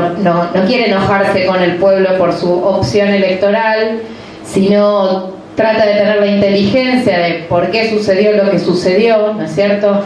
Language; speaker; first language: Spanish; native; Spanish